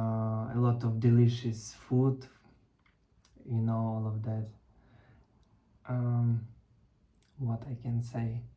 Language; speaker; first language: English; non-native, learner; Russian